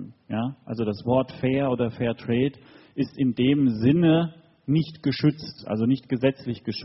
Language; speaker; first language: German; native; German